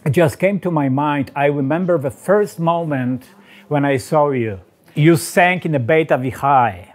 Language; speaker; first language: English; non-native, fluent; Polish